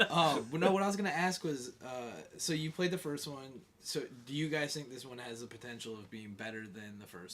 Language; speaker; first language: English; native; English